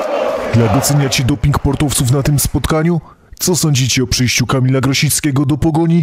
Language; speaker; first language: Polish; native; Polish